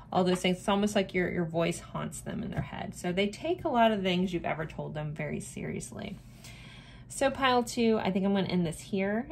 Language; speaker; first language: English; native; English